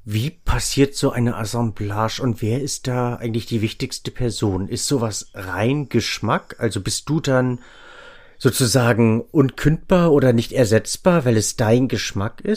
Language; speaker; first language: German; native; German